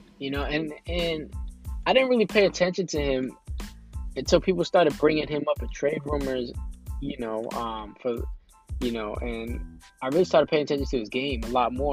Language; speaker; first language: English; native; English